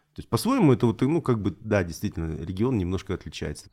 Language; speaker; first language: Russian; native; Russian